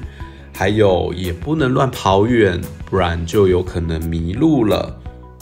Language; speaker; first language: Chinese; native; Chinese